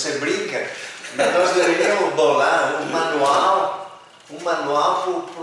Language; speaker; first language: Portuguese; native; Portuguese